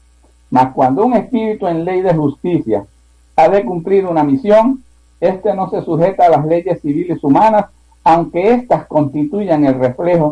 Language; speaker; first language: Spanish; native; Spanish